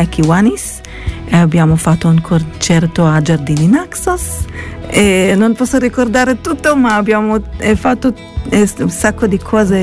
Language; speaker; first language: Italian; non-native, fluent; Hebrew